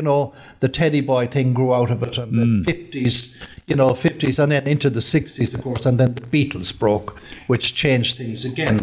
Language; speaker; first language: English; native; English